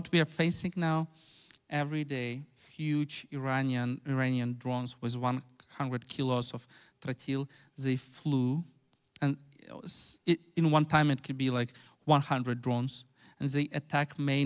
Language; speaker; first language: English; non-native, fluent; Ukrainian